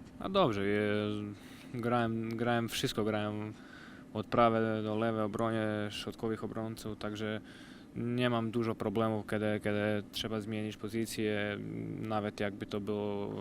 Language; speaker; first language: Polish; non-native, learner; Croatian